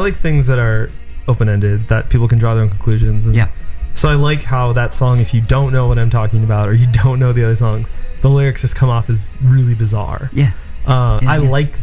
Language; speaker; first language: English; early bilingual, other home language; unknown